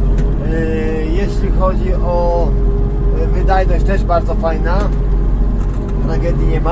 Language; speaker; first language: Polish; native; Polish